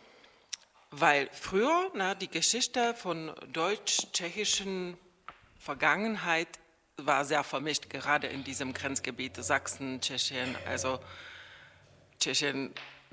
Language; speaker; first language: German; non-native, fluent; Czech